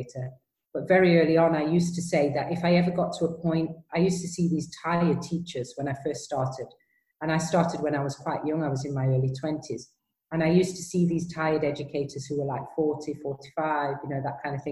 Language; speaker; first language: English; native; English